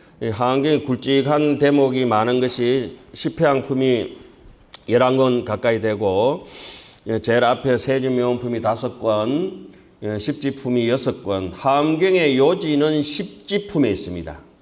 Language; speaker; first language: Korean; native; Korean